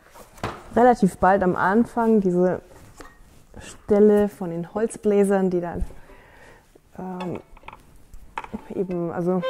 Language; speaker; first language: German; native; German